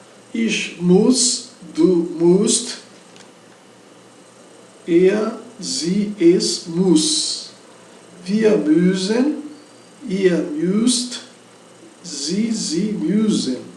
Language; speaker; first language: German; non-native, learner; Portuguese